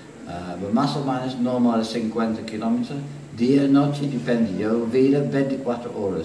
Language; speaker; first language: Spanish; non-native, learner; English